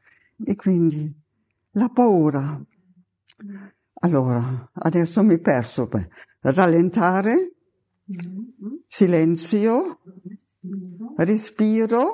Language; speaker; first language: Italian; non-native, fluent; German